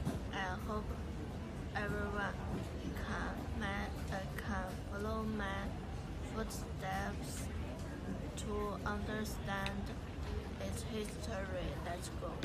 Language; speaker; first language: English; non-native, learner; Chinese